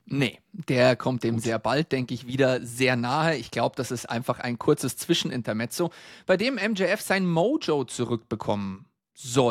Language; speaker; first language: German; native; German